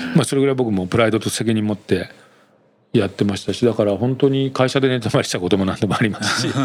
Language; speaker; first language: Japanese; native; Japanese